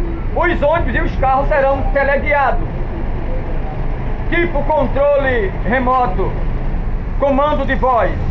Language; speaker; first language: Portuguese; native; Portuguese